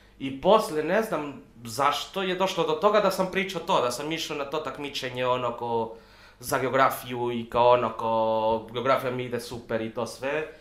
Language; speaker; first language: Serbian; non-native, fluent; Spanish